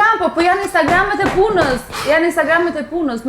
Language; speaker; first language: Albanian; native; Albanian